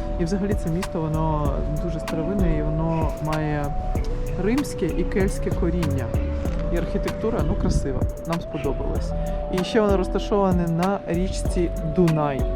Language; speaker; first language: Ukrainian; native; Ukrainian